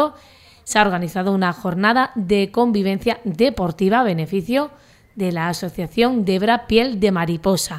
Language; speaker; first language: Spanish; native; Spanish